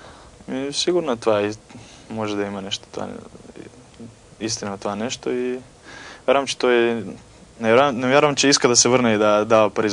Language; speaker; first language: Bulgarian; non-native, fluent; Croatian